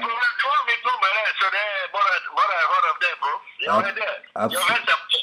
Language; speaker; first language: Swedish; non-native, fluent; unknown